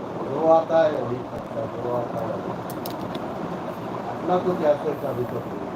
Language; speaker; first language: Hindi; non-native, local second language; Santali